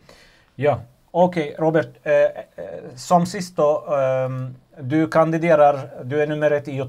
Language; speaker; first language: Swedish; non-native, fluent; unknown